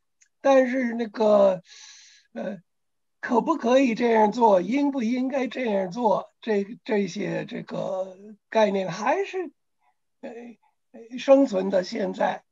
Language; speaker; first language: Chinese; non-native, fluent; English